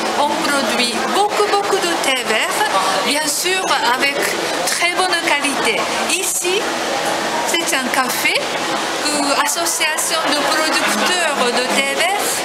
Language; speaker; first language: French; non-native, learner; Japanese